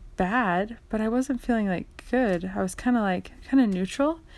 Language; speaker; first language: English; native; English